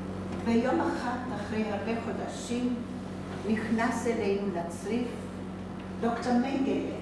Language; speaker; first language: Hebrew; non-native, fluent; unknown